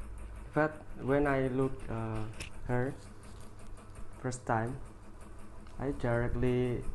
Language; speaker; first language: English; non-native, learner; Indonesian